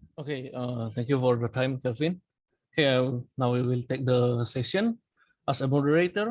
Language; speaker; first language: English; non-native, fluent; Indonesian